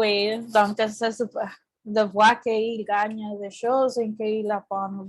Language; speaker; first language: French; non-native, fluent; Spanish